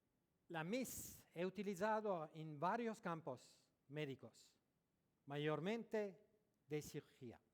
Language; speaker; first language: Spanish; non-native, learner; French